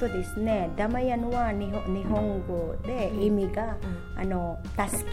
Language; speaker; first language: Japanese; non-native, learner; Filipino